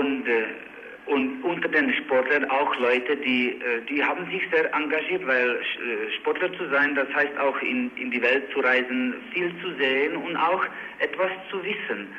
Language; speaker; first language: German; non-native, learner; Czech